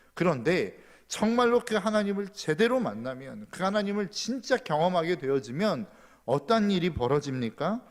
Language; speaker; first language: Korean; native; Korean